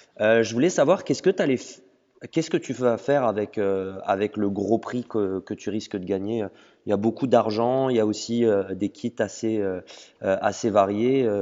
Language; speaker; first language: French; native; French